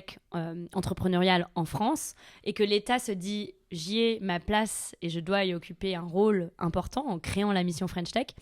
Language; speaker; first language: French; native; French